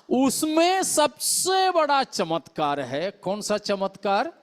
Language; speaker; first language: Hindi; non-native, local second language; Malayalam